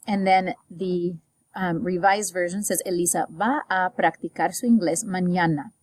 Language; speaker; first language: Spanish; non-native, fluent; English